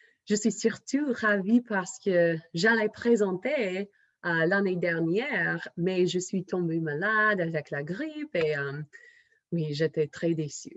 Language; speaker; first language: French; non-native, fluent; English